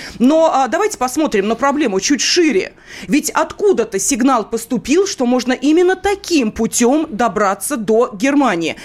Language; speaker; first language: Russian; native; Russian